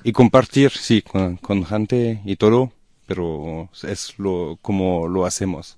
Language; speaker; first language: Spanish; non-native, learner; French